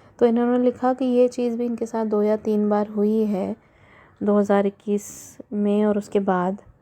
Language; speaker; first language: Hindi; native; Hindi